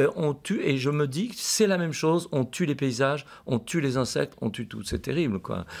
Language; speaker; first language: French; native; French